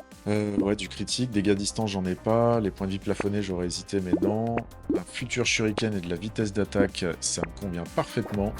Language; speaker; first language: French; native; French